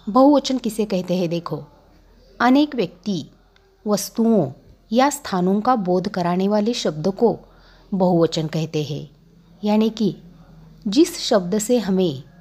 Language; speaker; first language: Hindi; non-native, local second language; Marathi